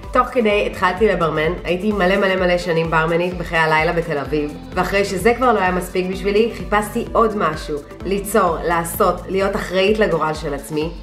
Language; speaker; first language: Hebrew; early bilingual, other home language; Russian